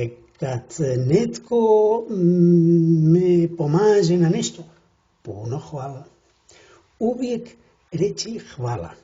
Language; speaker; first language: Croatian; non-native, fluent; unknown